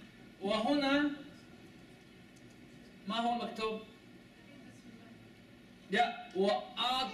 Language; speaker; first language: Arabic; non-native, learner; Chinese